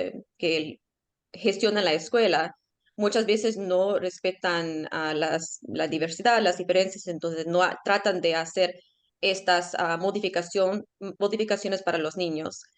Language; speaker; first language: Spanish; early bilingual, heritage; Spanish